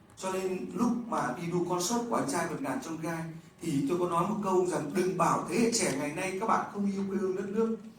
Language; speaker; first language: Vietnamese; native; Vietnamese